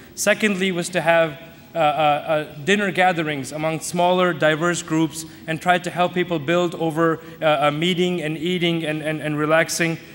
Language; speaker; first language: English; native; English